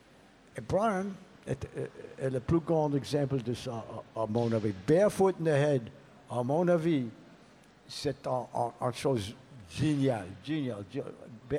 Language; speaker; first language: French; non-native, learner; English